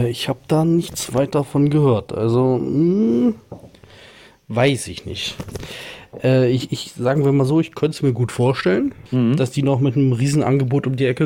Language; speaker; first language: German; native; German